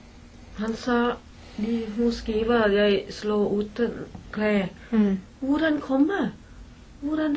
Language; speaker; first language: Norwegian; non-native, learner; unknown